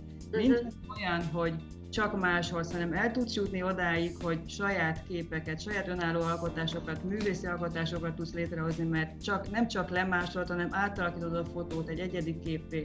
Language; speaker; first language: Hungarian; native; Hungarian